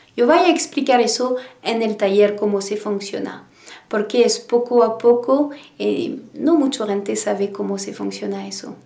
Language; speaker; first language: Spanish; non-native, learner; French